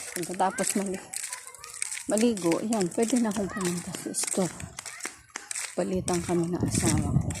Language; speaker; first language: Filipino; native; Filipino